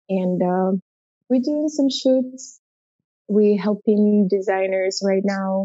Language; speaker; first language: English; non-native, fluent; Russian